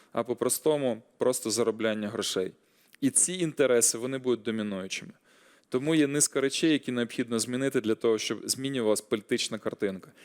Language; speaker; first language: Ukrainian; native; Ukrainian